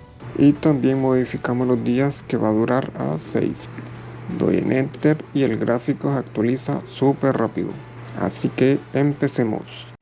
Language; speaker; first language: Spanish; native; Spanish